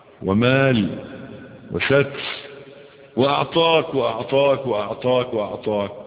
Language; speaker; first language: Arabic; native; Arabic